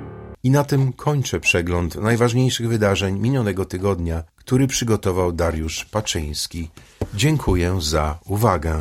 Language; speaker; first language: Polish; native; Polish